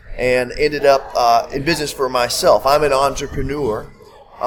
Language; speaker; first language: English; native; English